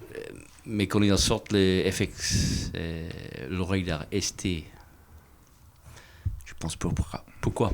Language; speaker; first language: French; non-native, fluent; English